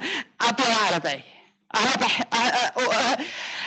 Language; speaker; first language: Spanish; non-native, learner; English